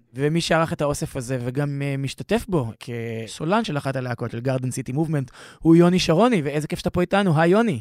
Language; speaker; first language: Hebrew; native; Hebrew